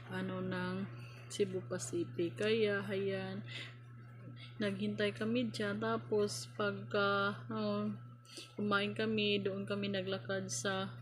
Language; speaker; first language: Filipino; non-native, local second language; Cebuano